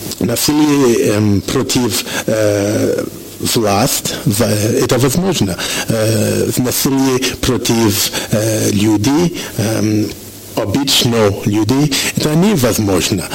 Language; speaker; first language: Russian; non-native, learner; French